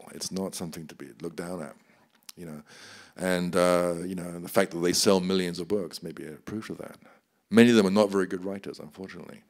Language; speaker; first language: English; native; English